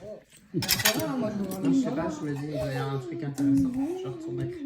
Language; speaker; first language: French; native; French